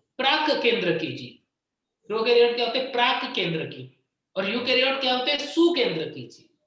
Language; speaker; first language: Hindi; native; Hindi